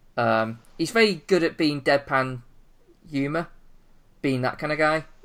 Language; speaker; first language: English; native; English